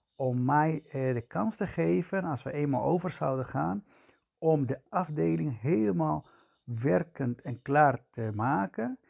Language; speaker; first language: Dutch; non-native, fluent; Spanish